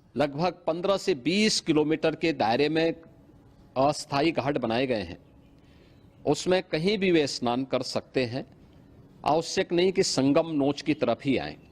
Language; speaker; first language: Hindi; native; Hindi